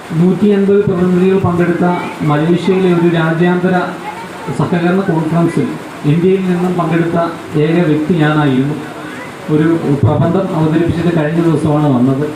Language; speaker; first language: Malayalam; native; Malayalam